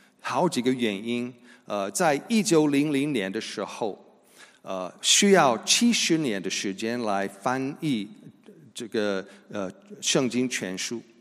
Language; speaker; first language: Chinese; non-native, fluent; English